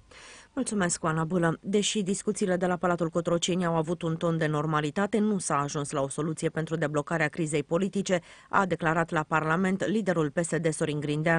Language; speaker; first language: Romanian; native; Romanian